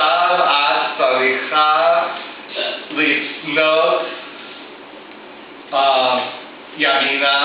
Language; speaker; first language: Hebrew; non-native, learner; English